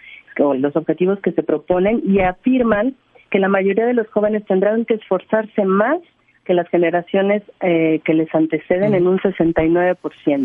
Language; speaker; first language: Spanish; native; Spanish